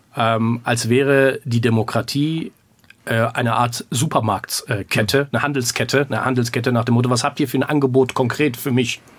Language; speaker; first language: German; early bilingual, other home language; Persian